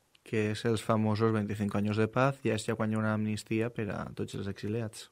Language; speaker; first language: Catalan; native; Catalan